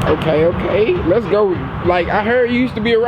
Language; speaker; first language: English; native; English